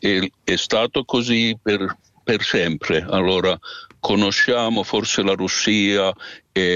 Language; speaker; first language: Italian; non-native, fluent; Finnish